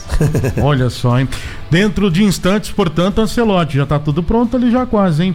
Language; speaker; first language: Portuguese; native; Portuguese